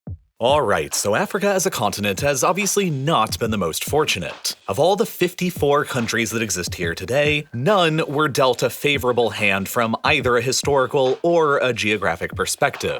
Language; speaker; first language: English; native; English